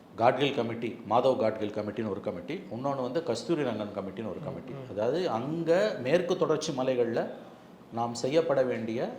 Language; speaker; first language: Tamil; native; Tamil